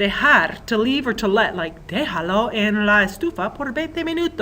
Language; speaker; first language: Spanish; non-native, fluent; English